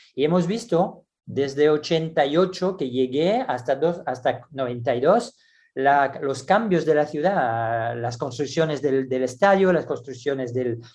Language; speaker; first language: Spanish; non-native, fluent; French